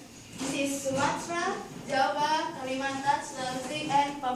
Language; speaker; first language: English; non-native, learner; Indonesian